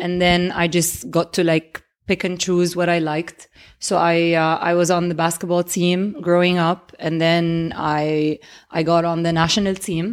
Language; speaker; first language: English; non-native, fluent; Arabic